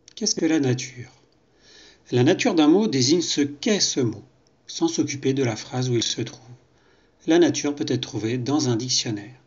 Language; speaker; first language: French; native; French